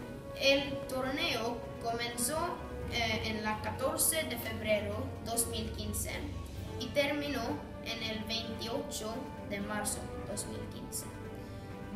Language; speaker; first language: Spanish; non-native, learner; English